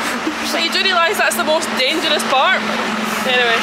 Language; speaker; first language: English; native; English